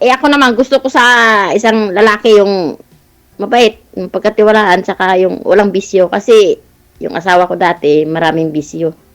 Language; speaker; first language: Filipino; non-native, local second language; Hiligaynon